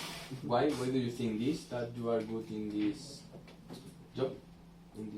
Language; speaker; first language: English; non-native, learner; Spanish